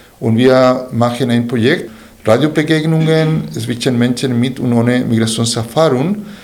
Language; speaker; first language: German; non-native, fluent; Spanish